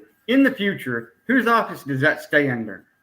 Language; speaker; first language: English; native; English